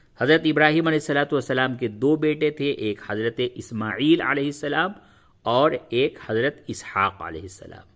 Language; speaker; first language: Urdu; native; Urdu